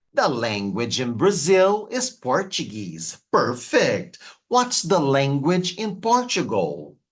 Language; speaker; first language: English; non-native, fluent; Portuguese